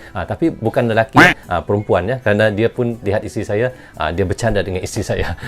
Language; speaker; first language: Malay; native; Malay